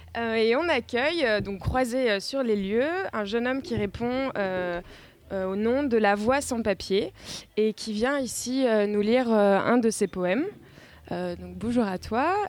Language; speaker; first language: French; native; French